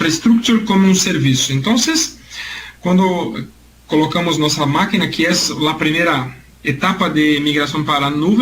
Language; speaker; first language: Spanish; non-native, learner; Portuguese